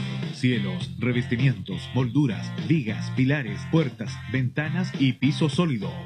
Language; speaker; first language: Spanish; native; Spanish